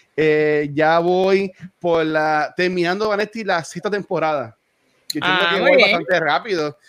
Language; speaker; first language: Spanish; native; Spanish